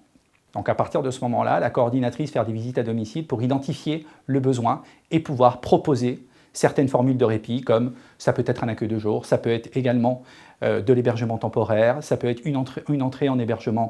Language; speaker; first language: French; native; French